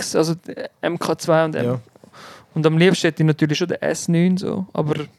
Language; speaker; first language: German; native; German